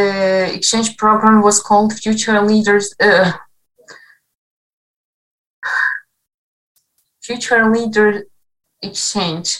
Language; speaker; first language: English; non-native, fluent; Ukrainian